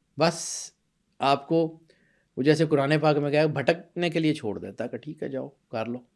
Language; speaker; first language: Urdu; non-native, local second language; Punjabi